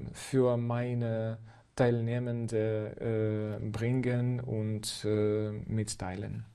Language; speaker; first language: German; non-native, fluent; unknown